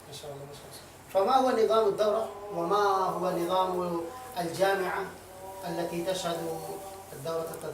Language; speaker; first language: Arabic; non-native, fluent; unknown